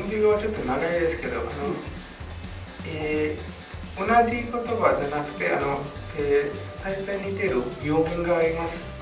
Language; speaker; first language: Japanese; non-native, learner; Hindi